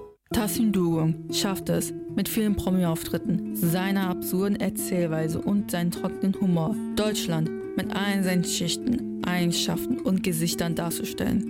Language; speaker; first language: German; native; German